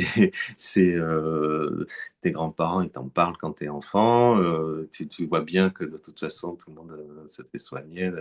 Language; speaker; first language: French; native; French